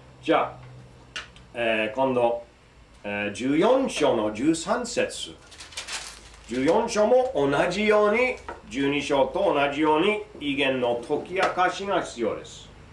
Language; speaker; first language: Japanese; non-native, fluent; English